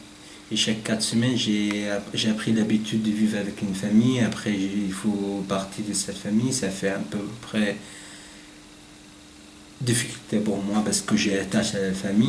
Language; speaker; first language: French; non-native, learner; Arabic